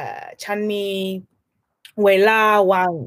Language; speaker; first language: Thai; non-native, learner; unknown